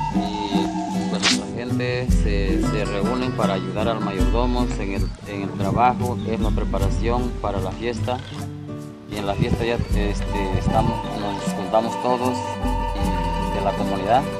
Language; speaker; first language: Spanish; non-native, local second language; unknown